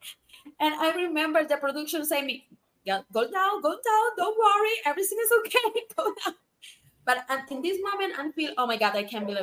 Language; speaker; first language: English; non-native, learner; Spanish